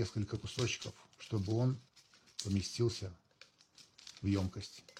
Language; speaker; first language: Czech; non-native, learner; Russian